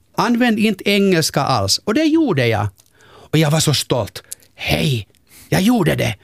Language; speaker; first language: Swedish; non-native, local second language; Finnish